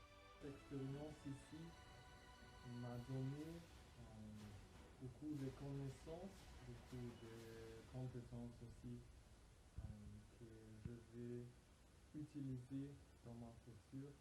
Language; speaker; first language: French; non-native, learner; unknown